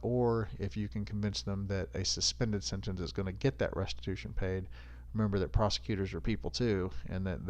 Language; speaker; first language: English; native; English